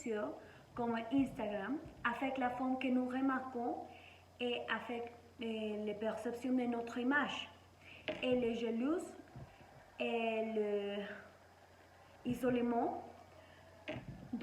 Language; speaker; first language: French; non-native, learner; Spanish